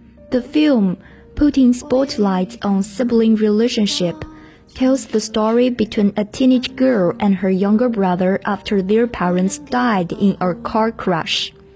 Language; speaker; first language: English; non-native, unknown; Chinese